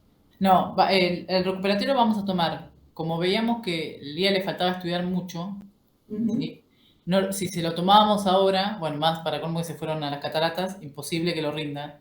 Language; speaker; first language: Spanish; native; Spanish